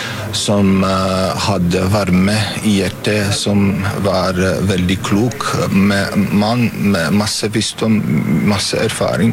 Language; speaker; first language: Norwegian; non-native, fluent; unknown